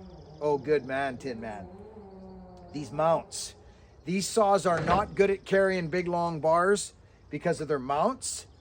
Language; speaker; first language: English; native; English